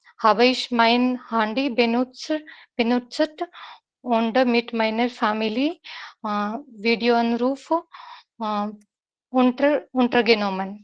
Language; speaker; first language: German; non-native, learner; Hindi